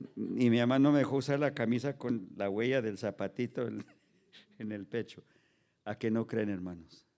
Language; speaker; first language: Spanish; early bilingual, heritage; Spanish